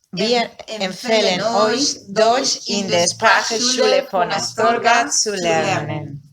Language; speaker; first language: German; non-native, learner; Spanish